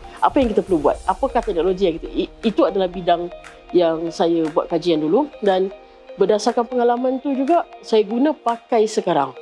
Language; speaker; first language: Malay; native; Malay